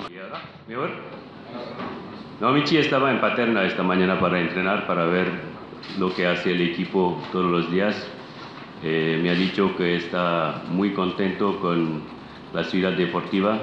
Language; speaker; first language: Spanish; non-native, fluent; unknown